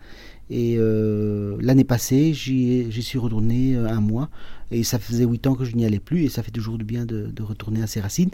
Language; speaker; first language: French; early bilingual, other home language; Spanish